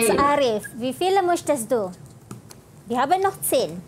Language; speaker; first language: German; non-native, fluent; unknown